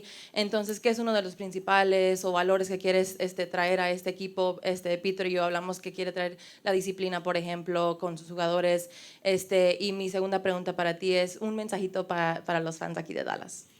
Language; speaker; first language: Spanish; early bilingual, heritage; Spanish